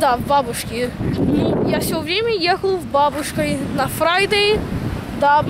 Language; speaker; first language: Russian; early bilingual, heritage; Russian